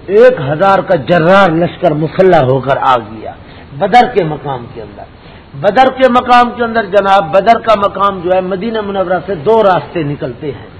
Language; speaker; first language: Urdu; non-native, local second language; Punjabi